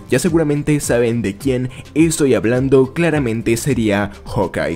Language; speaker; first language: Spanish; native; Spanish